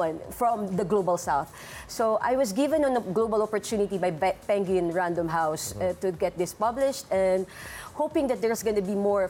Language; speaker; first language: English; non-native, local second language; Filipino